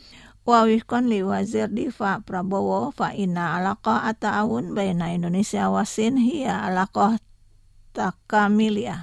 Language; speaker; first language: Arabic; non-native, fluent; Indonesian